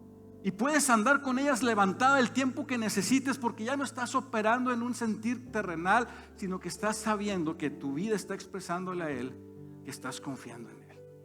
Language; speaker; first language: Spanish; native; Spanish